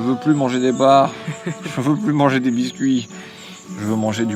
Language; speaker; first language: French; native; French